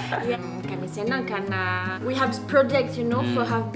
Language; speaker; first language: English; non-native, learner; French